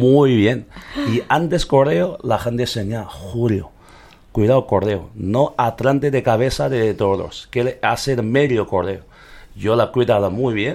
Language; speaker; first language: Spanish; non-native, learner; Chinese